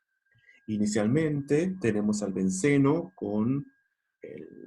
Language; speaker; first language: Spanish; native; Spanish